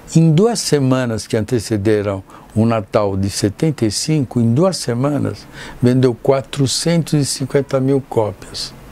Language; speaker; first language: Portuguese; non-native, fluent; Italian